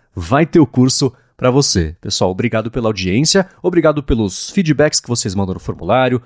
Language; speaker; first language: Portuguese; native; Portuguese